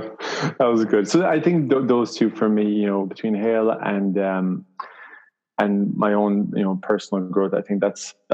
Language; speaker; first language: English; native; English